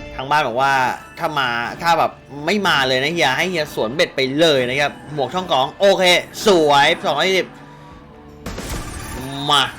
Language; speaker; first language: Thai; native; Thai